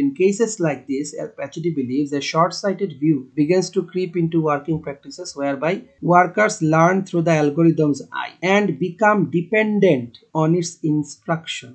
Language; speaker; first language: English; non-native, local second language; Bangla